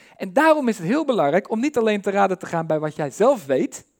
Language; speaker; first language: Dutch; native; Dutch